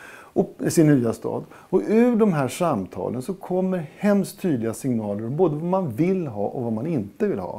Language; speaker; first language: Swedish; native; Swedish